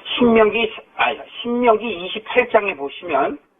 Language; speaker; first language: Korean; native; Korean